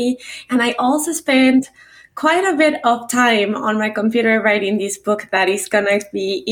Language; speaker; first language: English; non-native, fluent; Spanish